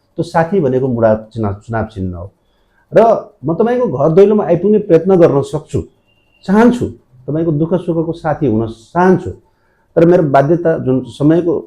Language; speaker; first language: Nepali; native; Nepali